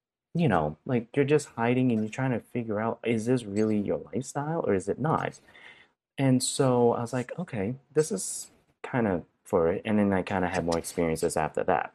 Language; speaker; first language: English; early bilingual, other home language; Cantonese